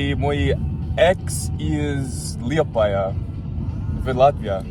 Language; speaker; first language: Russian; non-native, learner; English